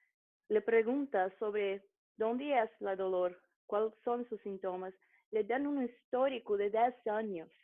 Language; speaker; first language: Spanish; non-native, fluent; Portuguese